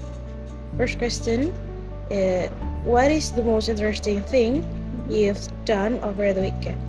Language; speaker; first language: English; non-native, learner; Indonesian